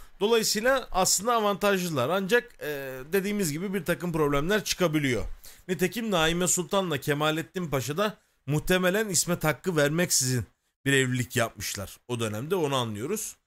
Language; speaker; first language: Turkish; native; Turkish